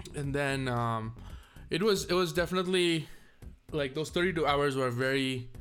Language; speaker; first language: English; non-native, local second language; Tamil